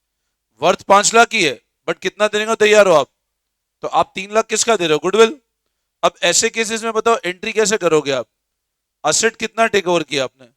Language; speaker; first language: Hindi; native; Hindi